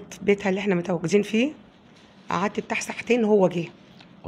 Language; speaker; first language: Arabic; native; Arabic